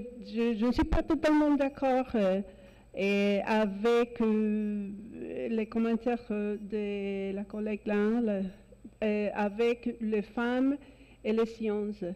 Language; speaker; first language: French; non-native, fluent; Spanish